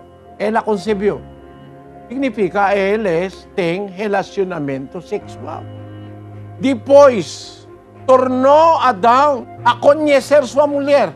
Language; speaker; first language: Portuguese; non-native, learner; Filipino